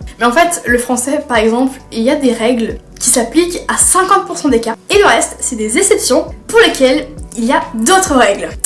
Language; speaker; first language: French; early bilingual, other home language; Spanish